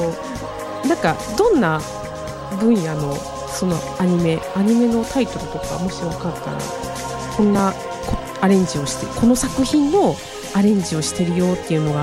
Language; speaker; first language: Japanese; native; Japanese